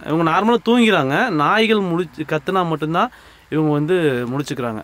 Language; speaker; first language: Tamil; native; Tamil